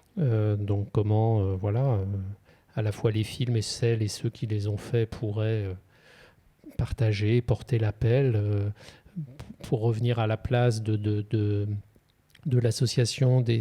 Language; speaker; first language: French; native; French